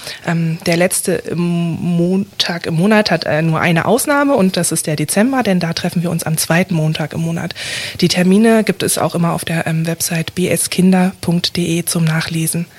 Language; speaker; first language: German; native; German